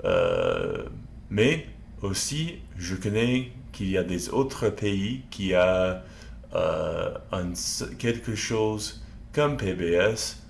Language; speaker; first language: French; non-native, learner; English